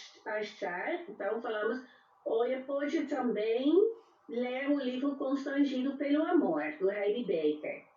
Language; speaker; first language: Portuguese; non-native, fluent; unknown